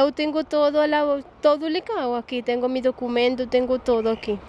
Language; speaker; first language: Portuguese; non-native, learner; Spanish